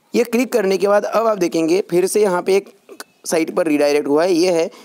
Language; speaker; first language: Hindi; non-native, local second language; Marathi